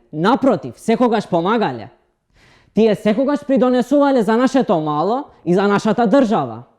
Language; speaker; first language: Macedonian; non-native, local second language; Romany